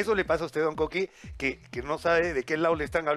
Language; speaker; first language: Spanish; native; Spanish